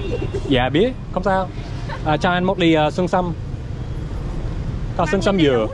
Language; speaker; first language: Vietnamese; non-native, learner; English